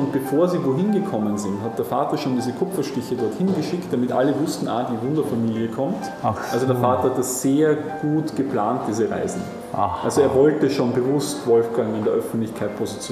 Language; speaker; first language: German; native; German